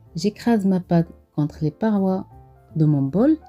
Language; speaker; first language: French; non-native, local second language; Arabic